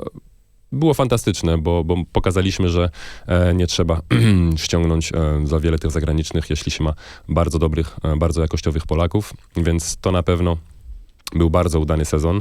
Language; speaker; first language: Polish; non-native, fluent; French